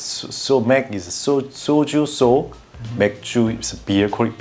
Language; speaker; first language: English; non-native, learner; Korean